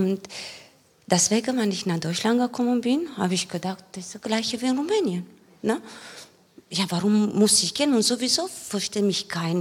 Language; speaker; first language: German; non-native, learner; Romanian